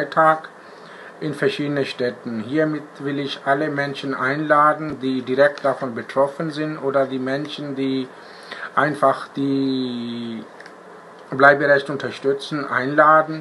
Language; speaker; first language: German; non-native, learner; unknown